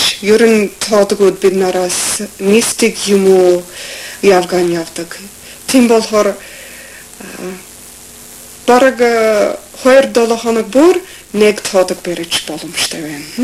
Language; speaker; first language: Mongolian; non-native, fluent; English